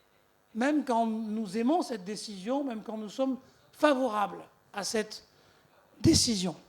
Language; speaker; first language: French; native; French